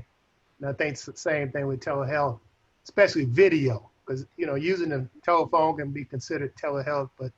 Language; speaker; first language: English; native; English